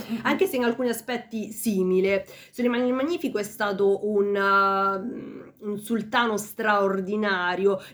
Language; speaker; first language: Italian; early bilingual, other home language; Spanish